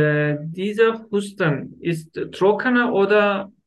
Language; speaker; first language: German; non-native, learner; Turkish